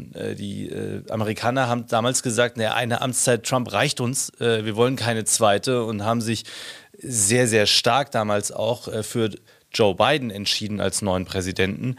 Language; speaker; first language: German; native; German